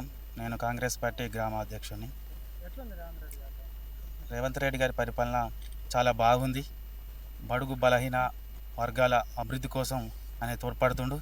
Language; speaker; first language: Telugu; native; Telugu